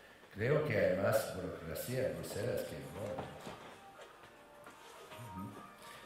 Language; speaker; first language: Spanish; non-native, fluent; English